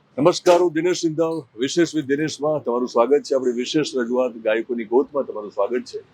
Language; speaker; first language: Gujarati; native; Gujarati